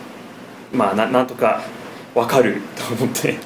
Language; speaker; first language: Japanese; non-native, fluent; English